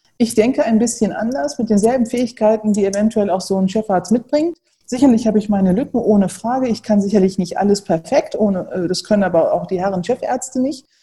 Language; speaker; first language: German; early bilingual, other home language; Turkish